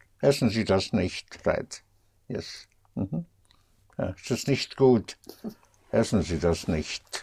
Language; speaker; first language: German; non-native, fluent; English